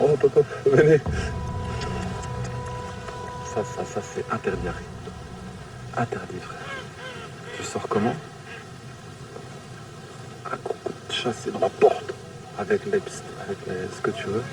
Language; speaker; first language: French; native; French